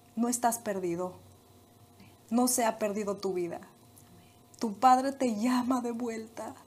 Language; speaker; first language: Spanish; native; Spanish